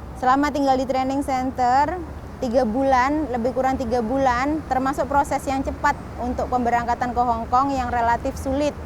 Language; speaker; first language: Indonesian; native; Indonesian